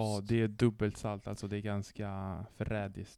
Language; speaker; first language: Swedish; non-native, fluent; Italian